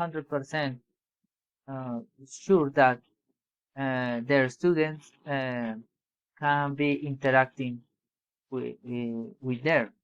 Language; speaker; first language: English; non-native, learner; Spanish